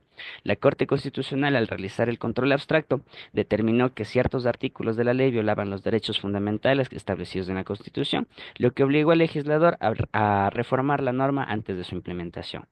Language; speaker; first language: Spanish; native; Spanish